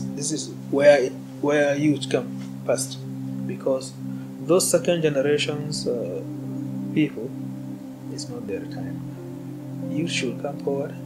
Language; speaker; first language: English; non-native, local second language; Hausa